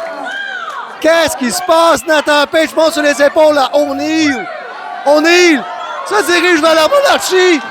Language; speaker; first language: French; native; French